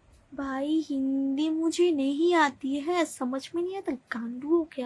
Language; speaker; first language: Hindi; non-native, local second language; Bangla